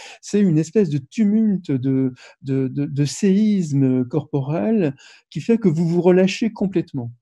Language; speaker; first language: French; native; French